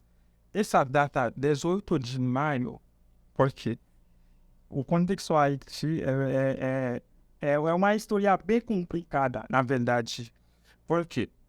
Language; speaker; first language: Portuguese; non-native, fluent; Haitian Creole